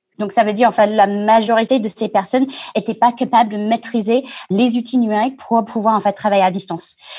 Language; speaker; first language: French; non-native, fluent; Chinese